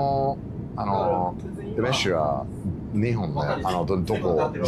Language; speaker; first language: Japanese; non-native, learner; English